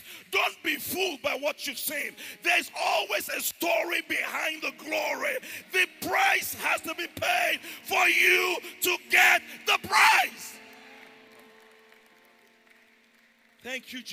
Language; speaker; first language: English; non-native, local second language; Yoruba